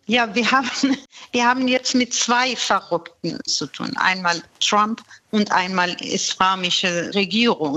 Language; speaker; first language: German; non-native, fluent; Persian